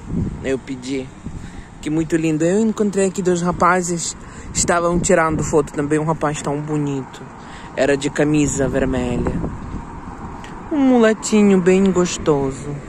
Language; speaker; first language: Portuguese; non-native, learner; Ukrainian